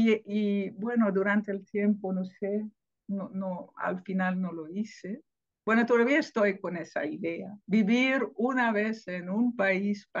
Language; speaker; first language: Spanish; non-native, fluent; Dutch